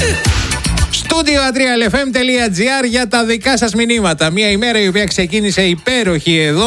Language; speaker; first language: Greek; native; Greek